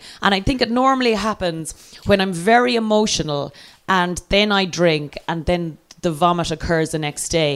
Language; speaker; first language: English; native; English